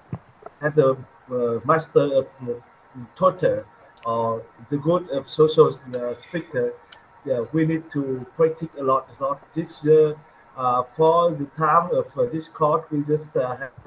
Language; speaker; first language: English; non-native, learner; Vietnamese